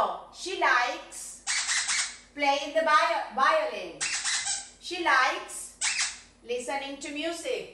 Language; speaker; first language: English; non-native, fluent; Spanish